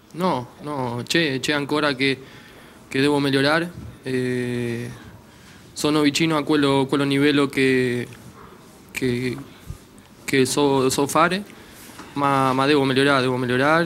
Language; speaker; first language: Italian; non-native, learner; Spanish